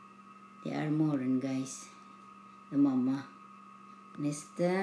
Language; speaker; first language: Norwegian; non-native, learner; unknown